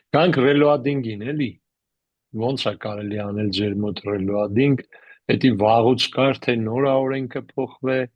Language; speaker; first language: Armenian; native; Armenian